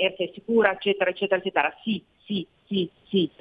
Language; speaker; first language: Italian; native; Italian